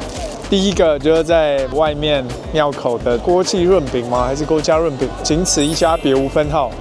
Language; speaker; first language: Chinese; native; Chinese